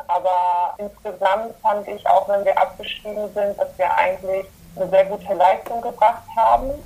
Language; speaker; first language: German; early bilingual, other home language; Polish